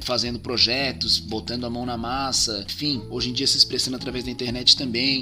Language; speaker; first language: Portuguese; native; Portuguese